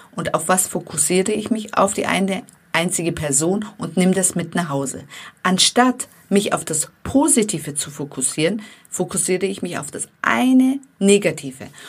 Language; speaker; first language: German; non-native, fluent; Turkish